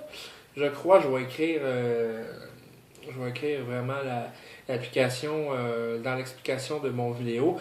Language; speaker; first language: French; native; French